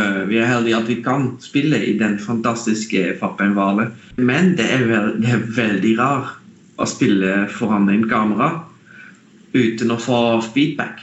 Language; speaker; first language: Norwegian; non-native, fluent; Dutch